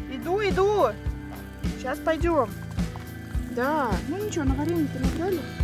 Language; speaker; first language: Russian; native; Russian